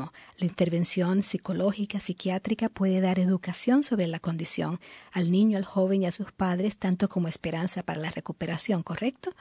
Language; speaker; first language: Spanish; native; Spanish